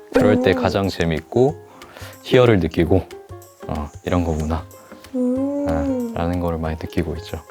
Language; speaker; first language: Korean; native; Korean